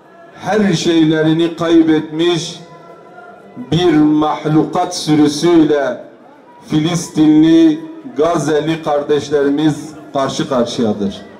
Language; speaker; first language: Turkish; native; Turkish